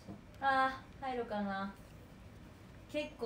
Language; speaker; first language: Japanese; native; Japanese